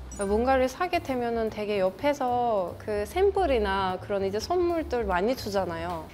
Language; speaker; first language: Korean; non-native, fluent; Turkish